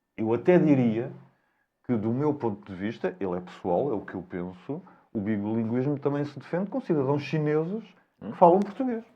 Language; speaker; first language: Portuguese; native; Portuguese